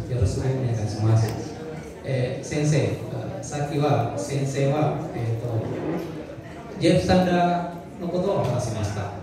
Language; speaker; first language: Japanese; non-native, learner; Indonesian